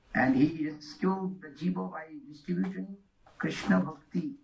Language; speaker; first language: English; non-native, local second language; Bangla